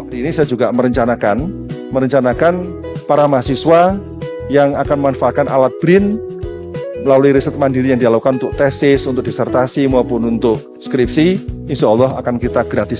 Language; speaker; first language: Indonesian; native; Indonesian